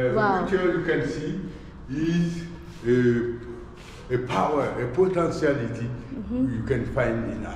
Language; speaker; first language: English; non-native, learner; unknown